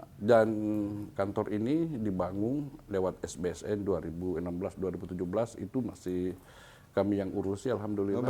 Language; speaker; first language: Indonesian; non-native, local second language; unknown